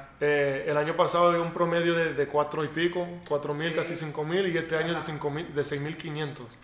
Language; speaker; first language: Spanish; early bilingual, heritage; Spanish